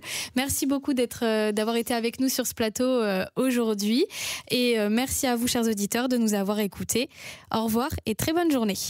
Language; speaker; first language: French; native; French